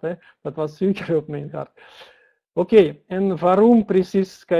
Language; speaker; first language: Dutch; non-native, learner; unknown